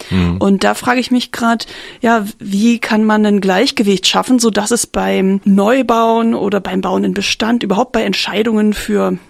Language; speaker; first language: German; native; German